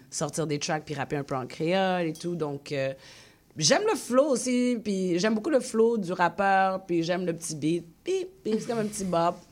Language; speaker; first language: French; early bilingual, other home language; Haitian Creole